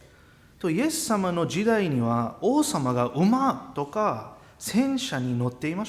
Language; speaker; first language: Japanese; non-native, fluent; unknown